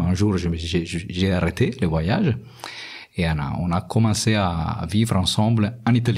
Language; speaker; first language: French; non-native, fluent; Italian